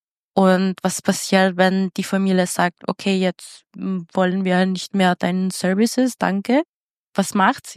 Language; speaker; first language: German; non-native, fluent; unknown